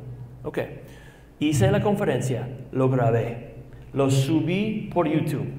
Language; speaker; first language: Spanish; non-native, fluent; English